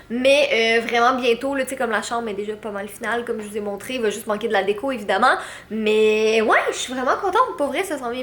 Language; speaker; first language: French; native; French